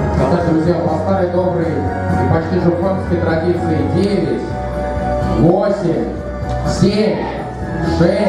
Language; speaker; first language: Russian; native; Russian